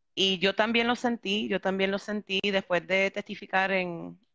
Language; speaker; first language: Spanish; early bilingual, heritage; Spanish